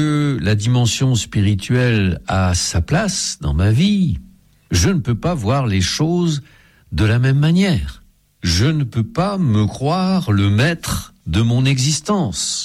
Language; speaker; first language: French; native; French